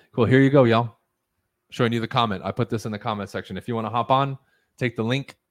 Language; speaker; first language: English; early bilingual, other home language; Spanish